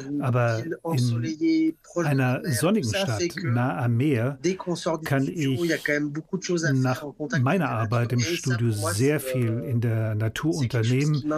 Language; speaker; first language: German; non-native, fluent; French